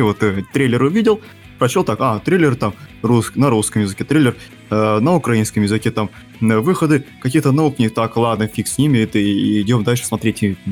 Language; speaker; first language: Russian; native; Russian